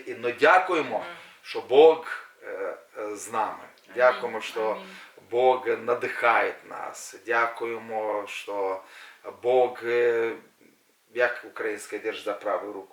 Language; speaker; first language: Ukrainian; non-native, local second language; Russian